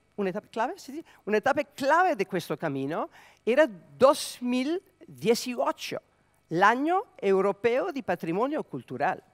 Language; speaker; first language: Italian; non-native, learner; Serbian